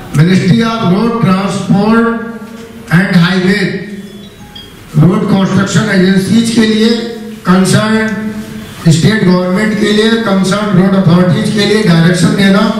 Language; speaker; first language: Hindi; native; Hindi